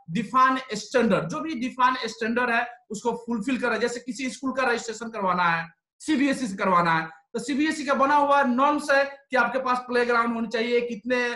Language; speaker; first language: Hindi; native; Hindi